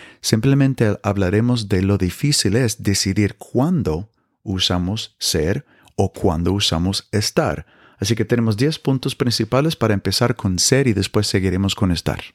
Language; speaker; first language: Spanish; non-native, fluent; English